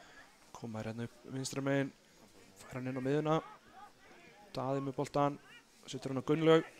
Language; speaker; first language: Icelandic; native; Icelandic